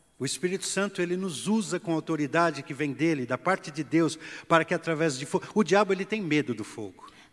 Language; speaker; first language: Portuguese; native; Portuguese